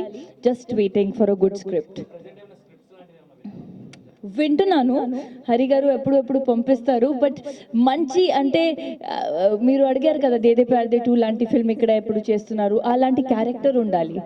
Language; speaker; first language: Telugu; non-native, fluent; Hindi